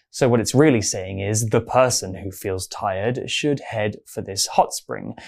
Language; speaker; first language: English; native; English